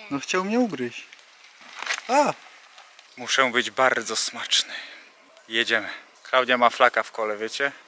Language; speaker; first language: Polish; native; Polish